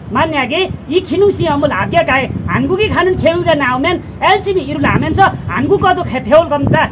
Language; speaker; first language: Korean; non-native, learner; Nepali